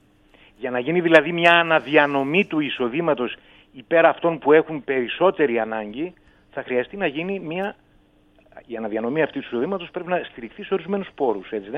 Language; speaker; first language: Greek; native; Greek